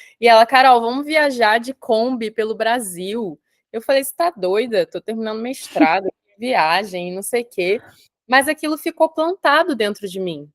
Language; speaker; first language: Portuguese; native; Portuguese